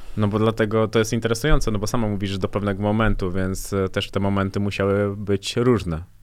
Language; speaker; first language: Polish; native; Polish